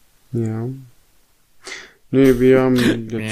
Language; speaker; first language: German; non-native, fluent; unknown